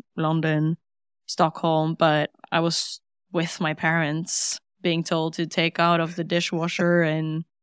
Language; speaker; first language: English; non-native, fluent; Norwegian